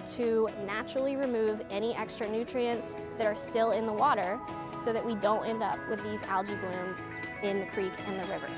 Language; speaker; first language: English; native; English